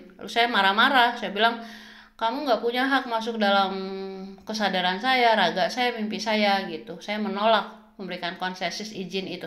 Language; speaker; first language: Indonesian; native; Indonesian